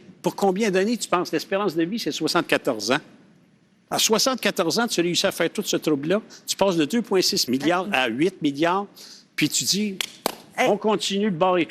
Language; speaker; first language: French; native; French